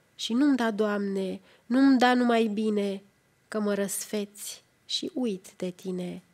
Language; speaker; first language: French; non-native, fluent; Romanian